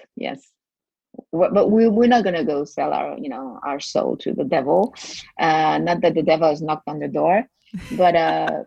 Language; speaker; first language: English; non-native, fluent; French